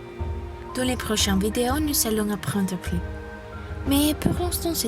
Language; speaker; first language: French; non-native, fluent; Spanish